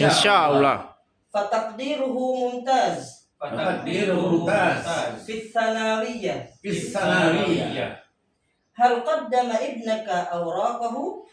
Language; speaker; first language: Arabic; non-native, fluent; Indonesian